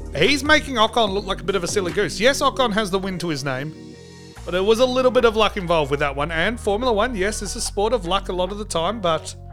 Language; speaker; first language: English; native; English